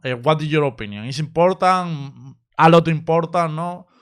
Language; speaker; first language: English; non-native, learner; Spanish